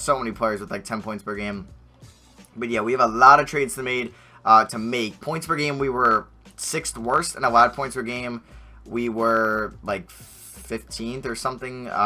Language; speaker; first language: English; native; English